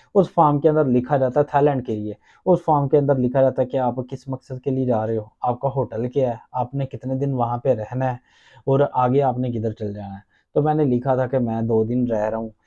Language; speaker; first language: Urdu; non-native, local second language; Punjabi